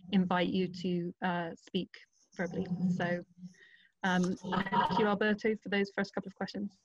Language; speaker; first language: English; non-native, fluent; Portuguese